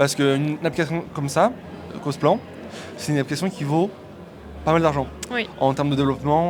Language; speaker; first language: French; native; French